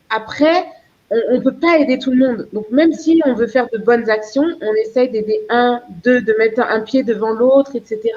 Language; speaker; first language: French; early bilingual, other home language; Lingala